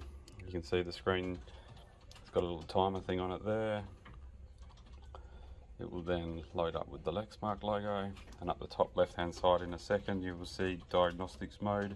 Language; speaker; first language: English; native; English